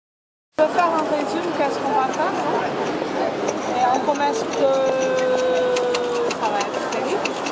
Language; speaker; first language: French; non-native, fluent; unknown